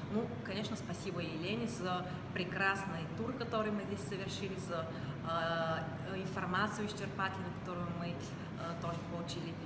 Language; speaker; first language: Russian; non-native, fluent; Bulgarian